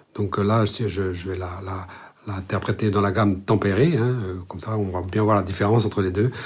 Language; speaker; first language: French; non-native, local second language; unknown